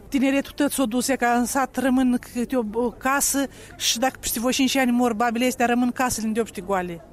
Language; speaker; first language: Romanian; native; Romanian